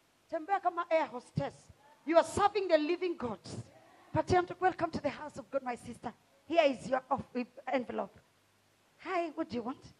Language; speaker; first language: English; non-native, local second language; Swahili